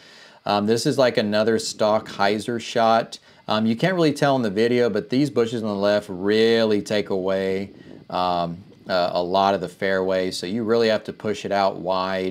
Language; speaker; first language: English; native; English